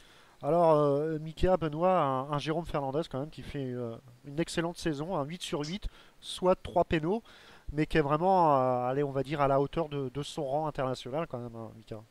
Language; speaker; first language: French; native; French